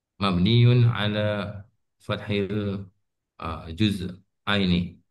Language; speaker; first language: Arabic; non-native, learner; Indonesian